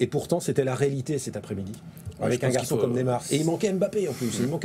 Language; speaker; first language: French; native; French